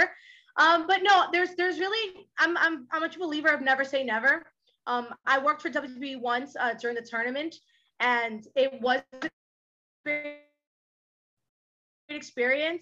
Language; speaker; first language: English; early bilingual, other home language; Spanish